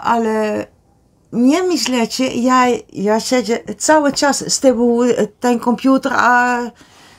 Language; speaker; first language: Polish; non-native, learner; Dutch